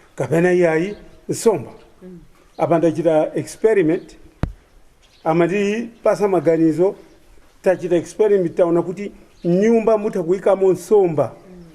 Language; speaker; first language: Nyanja; non-native, local second language; Tumbuka